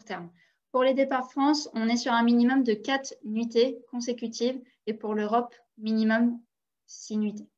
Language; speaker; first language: French; native; French